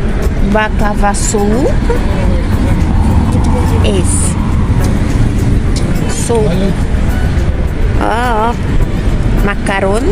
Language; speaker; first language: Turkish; non-native, learner; Portuguese